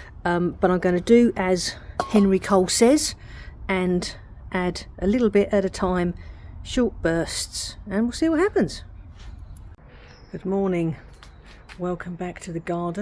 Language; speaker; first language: English; native; English